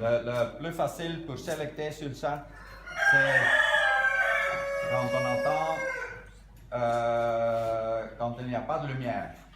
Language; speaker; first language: French; non-native, local second language; Dutch